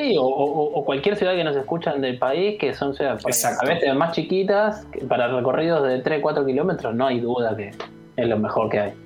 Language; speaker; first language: Spanish; native; Spanish